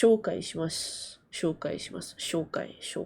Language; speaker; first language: Japanese; non-native, learner; English